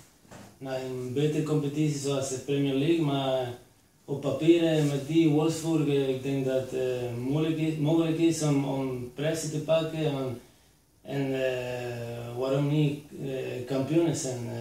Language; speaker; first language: Dutch; non-native, fluent; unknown